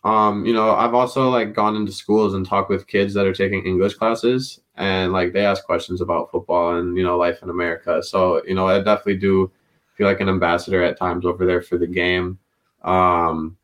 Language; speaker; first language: English; native; English